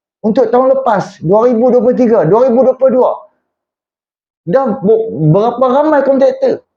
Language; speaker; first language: Malay; native; Malay